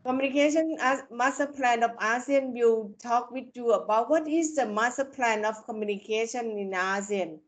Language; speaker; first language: English; non-native, fluent; Thai